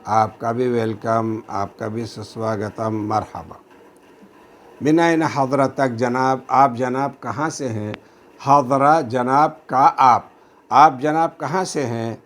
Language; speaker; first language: Urdu; native; Urdu